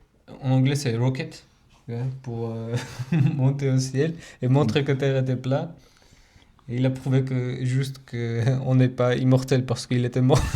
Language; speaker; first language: French; non-native, fluent; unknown